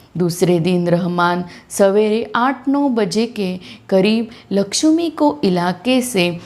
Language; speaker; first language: Hindi; non-native, local second language; Marathi